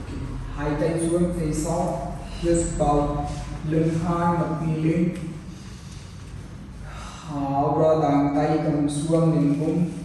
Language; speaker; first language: Vietnamese; non-native, learner; Hindi